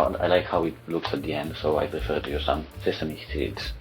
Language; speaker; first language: English; non-native, fluent; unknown